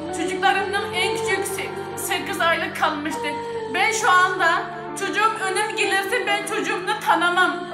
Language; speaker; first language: Turkish; non-native, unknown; Uyghur